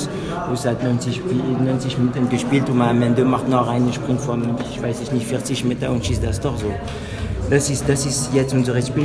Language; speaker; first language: German; non-native, learner; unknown